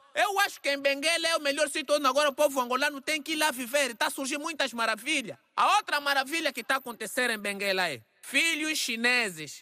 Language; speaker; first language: Portuguese; native; Portuguese